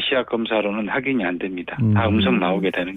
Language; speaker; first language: Korean; native; Korean